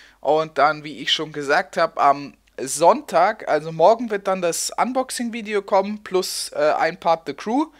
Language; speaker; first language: German; native; German